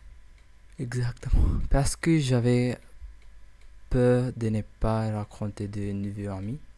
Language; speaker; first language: French; non-native, learner; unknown